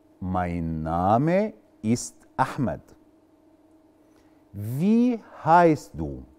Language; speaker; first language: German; non-native, fluent; Arabic